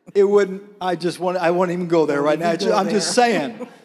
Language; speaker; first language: English; native; English